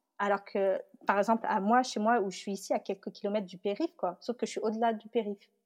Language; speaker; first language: French; early bilingual, other home language; Tamil